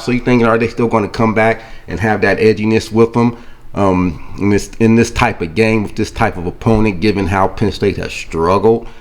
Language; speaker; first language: English; native; English